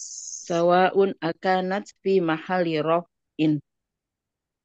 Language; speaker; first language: Arabic; non-native, learner; Indonesian